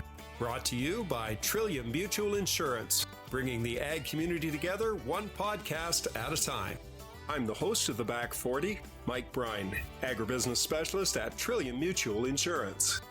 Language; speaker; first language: English; native; English